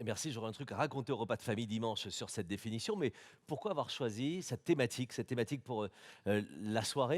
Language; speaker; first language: French; native; French